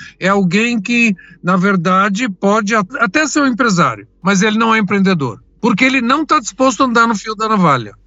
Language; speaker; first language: Portuguese; early bilingual, other home language; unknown